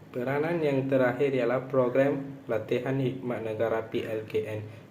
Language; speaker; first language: Malay; non-native, local second language; Tamil